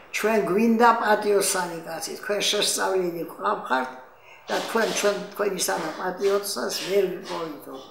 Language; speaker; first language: Georgian; native; Georgian